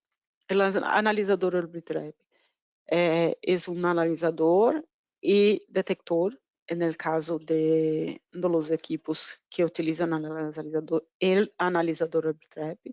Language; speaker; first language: Spanish; non-native, fluent; Portuguese